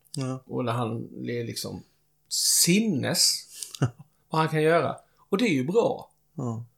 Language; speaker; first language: Swedish; native; Swedish